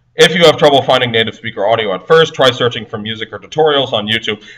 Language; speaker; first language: English; native; English